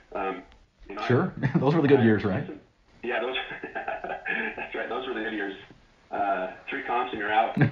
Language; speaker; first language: English; native; English